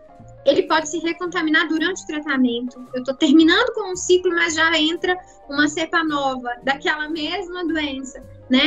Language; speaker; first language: Portuguese; native; Portuguese